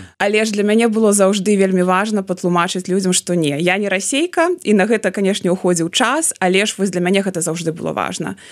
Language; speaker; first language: Belarusian; non-native, local second language; Russian